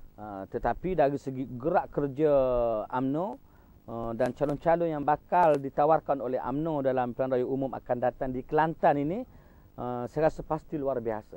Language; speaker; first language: Malay; native; Malay